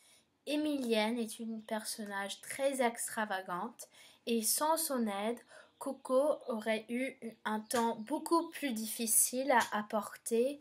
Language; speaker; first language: French; non-native, learner; English